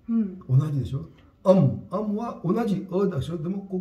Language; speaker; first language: Japanese; non-native, learner; Hindi